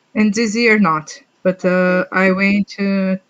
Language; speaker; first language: English; non-native, learner; Portuguese